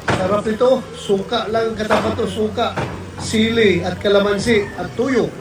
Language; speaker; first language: Filipino; non-native, local second language; Cebuano